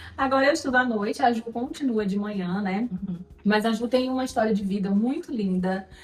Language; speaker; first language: Portuguese; native; Portuguese